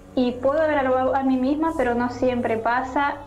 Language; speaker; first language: Spanish; non-native, learner; Russian